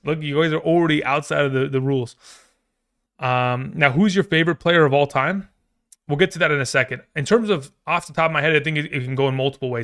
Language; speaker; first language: English; native; English